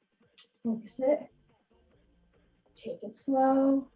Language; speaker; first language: English; native; English